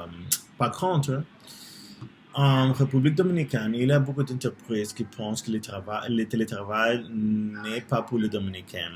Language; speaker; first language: French; non-native, learner; Spanish